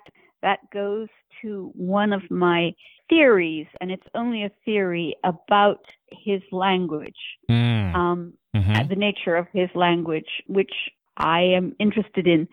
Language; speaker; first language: English; native; English